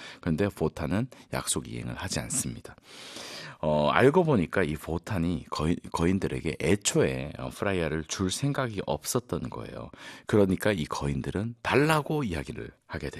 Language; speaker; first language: Korean; native; Korean